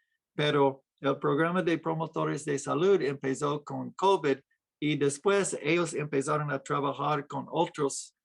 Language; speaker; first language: Spanish; non-native, fluent; English